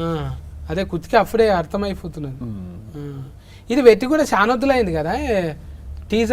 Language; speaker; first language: Telugu; native; Telugu